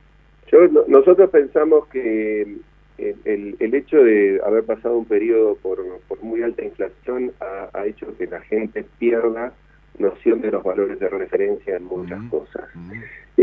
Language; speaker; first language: Spanish; native; Spanish